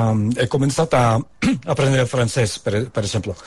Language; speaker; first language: Catalan; non-native, learner; English